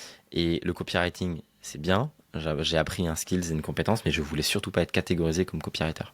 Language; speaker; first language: French; native; French